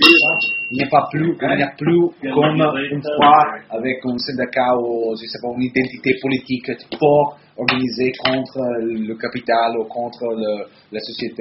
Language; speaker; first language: French; non-native, fluent; Italian